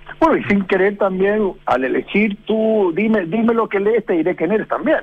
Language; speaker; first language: Spanish; early bilingual, heritage; Spanish